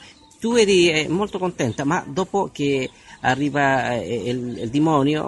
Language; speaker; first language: Italian; non-native, fluent; Spanish